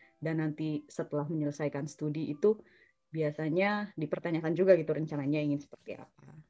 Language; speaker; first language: Indonesian; native; Indonesian